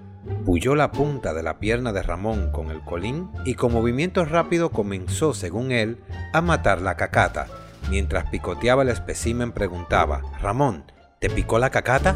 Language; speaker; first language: Spanish; native; Spanish